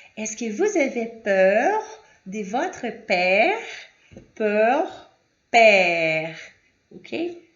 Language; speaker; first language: French; non-native, fluent; Portuguese